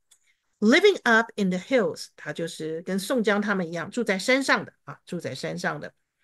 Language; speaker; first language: Chinese; native; Chinese